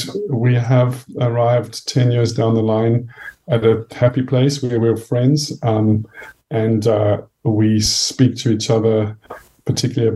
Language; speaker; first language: English; native; English